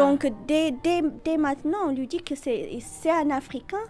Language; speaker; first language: French; non-native, fluent; Amharic